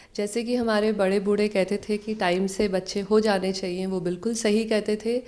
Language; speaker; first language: Hindi; native; Hindi